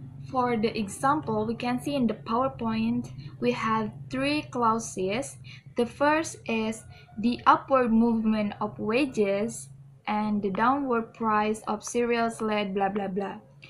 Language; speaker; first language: English; non-native, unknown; Indonesian